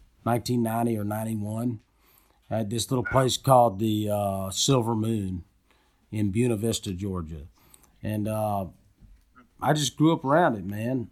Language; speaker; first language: English; native; English